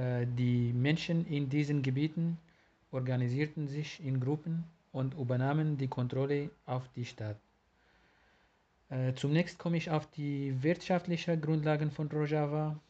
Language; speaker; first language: German; non-native, learner; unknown